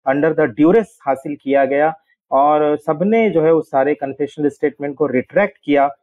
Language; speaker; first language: Hindi; non-native, local second language; Urdu